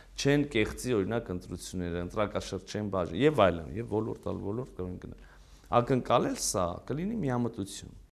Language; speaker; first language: Armenian; native; Armenian